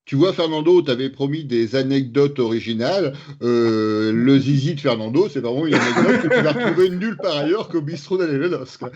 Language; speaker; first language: French; native; French